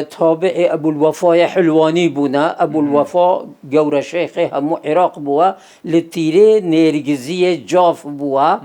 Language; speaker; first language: Central Kurdish; non-native, local second language; Kurdish